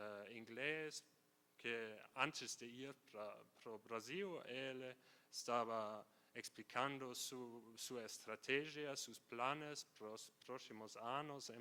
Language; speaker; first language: Portuguese; non-native, fluent; German